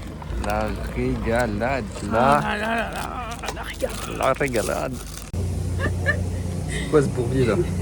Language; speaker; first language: French; native; French